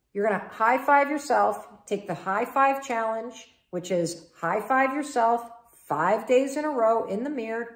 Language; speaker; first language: English; native; English